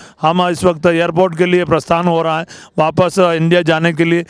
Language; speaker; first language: Hindi; native; Hindi